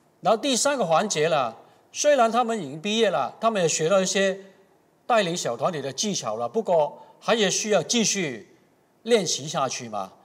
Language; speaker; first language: Chinese; non-native, local second language; Cantonese